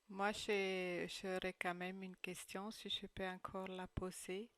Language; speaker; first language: French; non-native, fluent; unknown